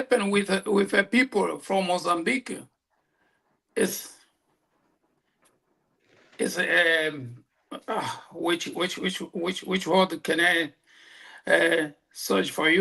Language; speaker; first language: English; non-native, local second language; Portuguese